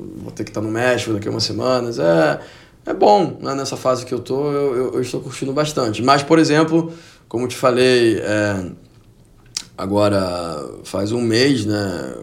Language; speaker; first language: Portuguese; non-native, fluent; Spanish